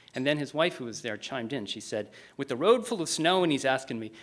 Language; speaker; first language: English; native; English